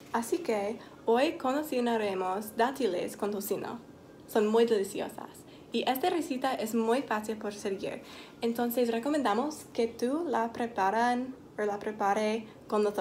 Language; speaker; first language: Spanish; non-native, learner; English